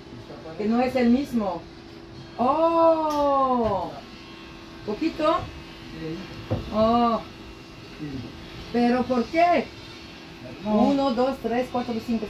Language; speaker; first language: Spanish; non-native, learner; French